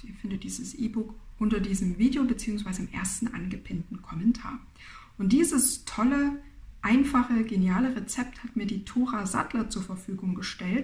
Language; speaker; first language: German; native; German